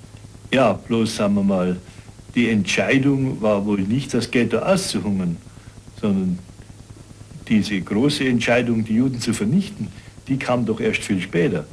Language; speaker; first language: German; native; German